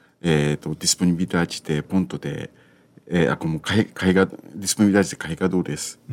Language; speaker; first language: Portuguese; non-native, learner; Japanese